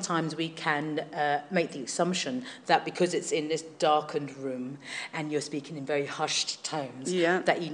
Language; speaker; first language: English; native; English